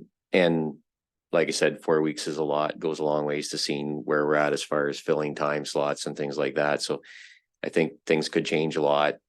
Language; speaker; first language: English; native; English